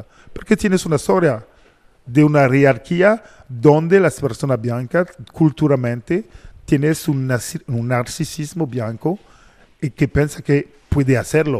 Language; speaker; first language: Spanish; non-native, learner; French